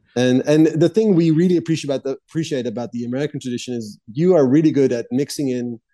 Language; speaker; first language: English; non-native, fluent; Dutch